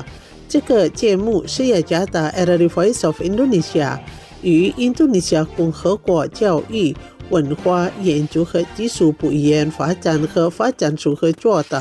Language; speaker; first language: Chinese; non-native, fluent; Indonesian